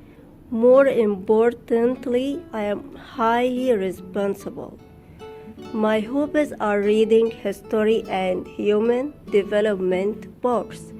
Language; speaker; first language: English; non-native, learner; Arabic